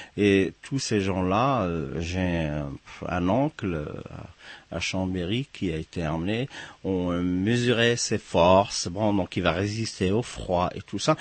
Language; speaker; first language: French; non-native, local second language; Arabic